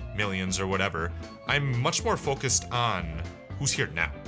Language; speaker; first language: English; native; English